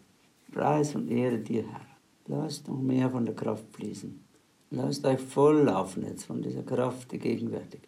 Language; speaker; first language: German; native; German